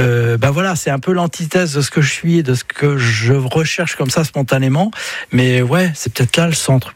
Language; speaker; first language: French; native; French